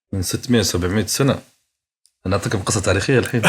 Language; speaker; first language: Arabic; native; Arabic